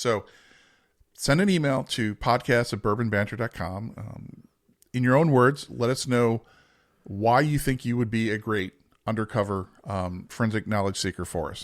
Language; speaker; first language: English; native; English